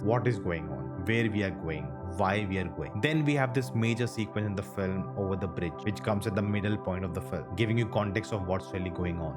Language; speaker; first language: English; non-native, local second language; Hindi